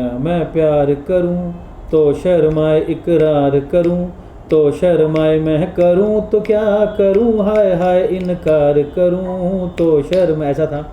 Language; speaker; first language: Hindi; non-native, local second language; Punjabi